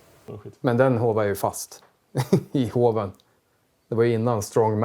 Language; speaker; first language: Swedish; native; Swedish